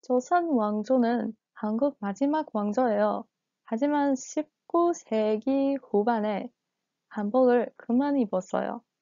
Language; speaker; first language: Korean; non-native, learner; English